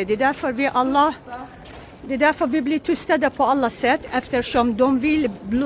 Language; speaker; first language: Swedish; non-native, local second language; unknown